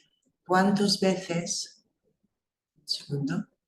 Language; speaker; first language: Spanish; non-native, fluent; English